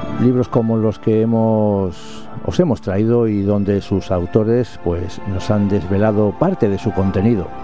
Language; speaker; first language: Spanish; native; Spanish